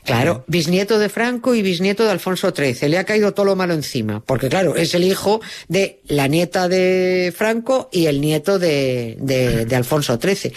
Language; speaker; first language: Spanish; native; Spanish